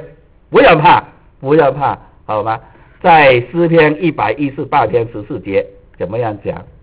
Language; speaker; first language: Chinese; native; Chinese